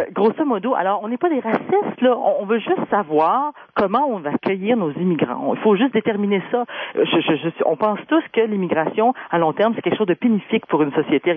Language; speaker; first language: French; native; French